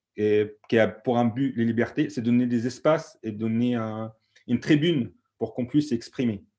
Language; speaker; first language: French; non-native, fluent; Arabic